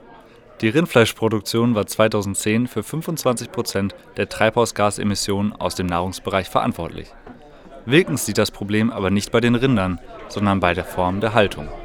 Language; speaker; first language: German; native; German